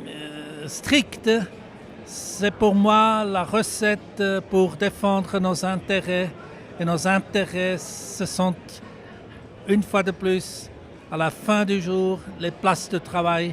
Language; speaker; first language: French; non-native, local second language; German